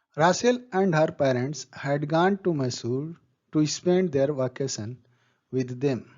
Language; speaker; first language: English; non-native, local second language; Hindi